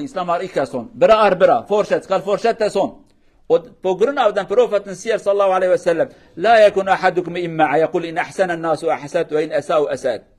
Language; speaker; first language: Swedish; non-native, learner; Kurdish